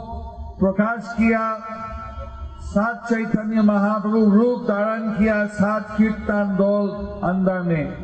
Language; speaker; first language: Hindi; non-native, learner; English